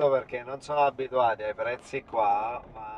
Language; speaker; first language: Italian; native; Italian